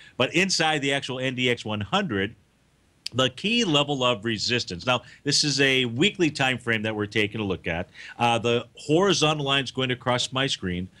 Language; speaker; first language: English; native; English